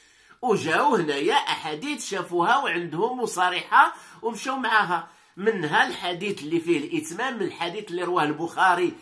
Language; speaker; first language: Arabic; native; Arabic